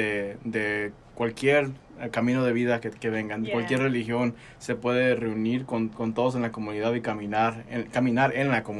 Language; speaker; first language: Spanish; early bilingual, heritage; Spanish